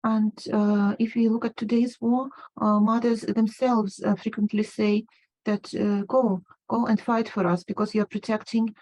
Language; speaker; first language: English; non-native, fluent; Ukrainian